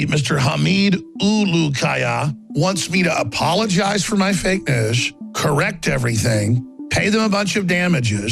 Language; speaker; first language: English; native; English